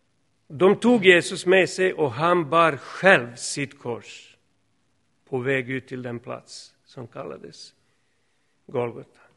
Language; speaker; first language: Swedish; non-native, fluent; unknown